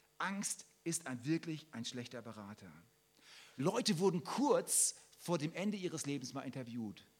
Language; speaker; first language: German; native; German